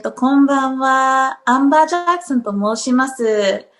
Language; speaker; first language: Japanese; non-native, fluent; English